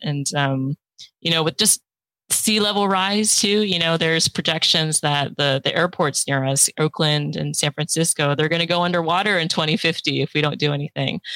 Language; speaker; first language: English; early bilingual, other home language; Chinese